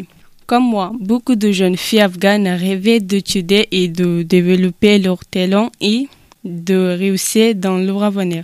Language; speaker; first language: French; non-native, learner; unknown